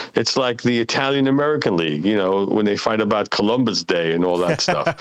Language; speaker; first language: English; non-native, fluent; Hebrew